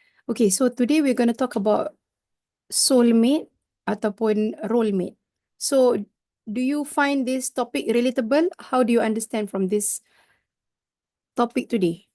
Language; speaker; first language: English; non-native, local second language; Malay